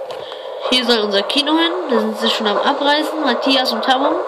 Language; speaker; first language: German; native; German